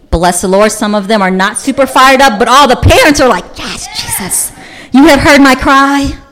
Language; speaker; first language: English; native; English